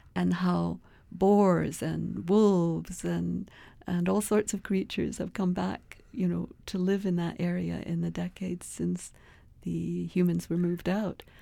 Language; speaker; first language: English; native; English